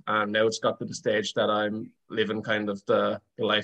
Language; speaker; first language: English; native; English